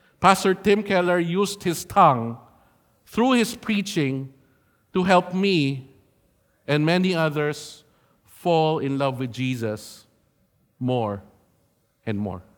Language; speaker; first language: English; non-native, local second language; Filipino